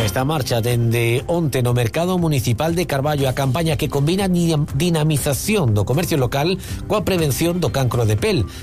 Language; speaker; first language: Galician; native; Galician